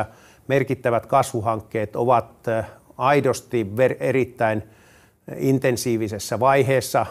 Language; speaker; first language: Finnish; native; Finnish